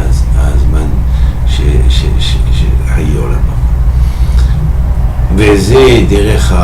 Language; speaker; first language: Hebrew; non-native, fluent; French